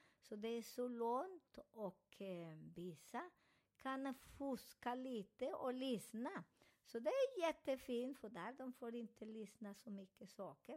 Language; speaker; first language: Swedish; non-native, fluent; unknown